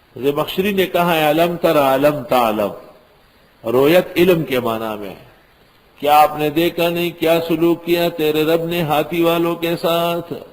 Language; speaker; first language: Urdu; non-native, local second language; Pashto